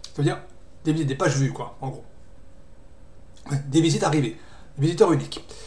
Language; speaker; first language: French; native; French